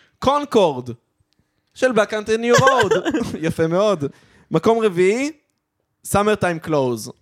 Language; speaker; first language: Hebrew; native; Hebrew